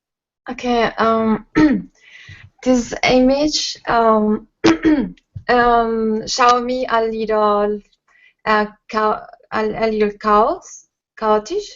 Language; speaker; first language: English; non-native, learner; Spanish